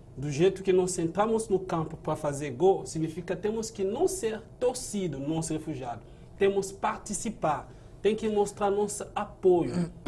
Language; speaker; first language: Portuguese; non-native, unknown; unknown